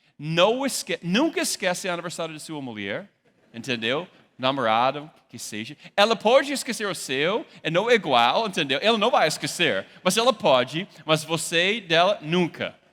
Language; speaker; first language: Portuguese; non-native, fluent; English